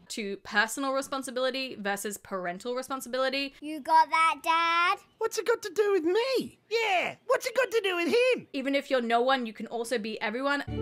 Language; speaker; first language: English; native; English